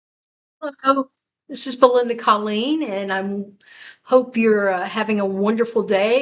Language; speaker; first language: English; native; English